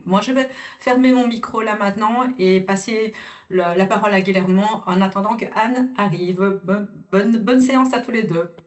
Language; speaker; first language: French; native; French